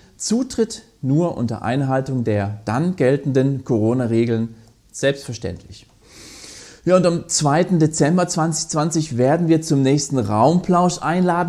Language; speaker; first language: German; native; German